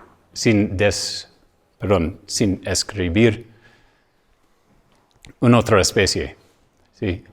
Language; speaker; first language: Spanish; non-native, fluent; English